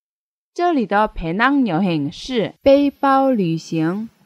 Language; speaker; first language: Chinese; non-native, fluent; Korean